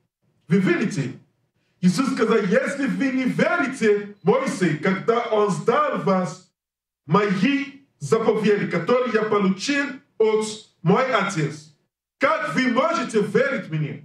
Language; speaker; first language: Russian; non-native, learner; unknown